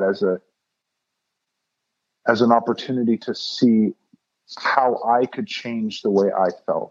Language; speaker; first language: English; native; English